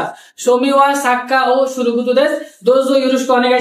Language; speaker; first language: Japanese; non-native, learner; Bangla